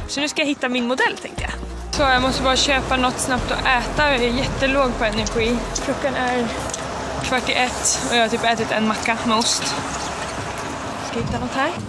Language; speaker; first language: Swedish; native; Swedish